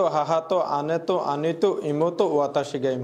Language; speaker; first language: Japanese; non-native, learner; Bangla